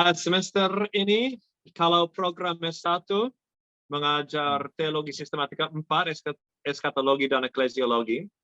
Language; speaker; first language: Indonesian; non-native, fluent; English